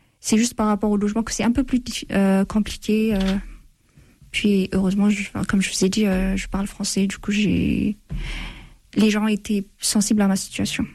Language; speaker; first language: French; non-native, fluent; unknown